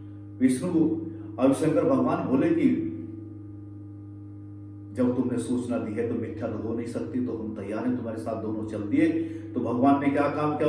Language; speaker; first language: Hindi; native; Hindi